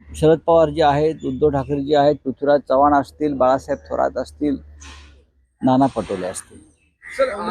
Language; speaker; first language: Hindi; non-native, local second language; Marathi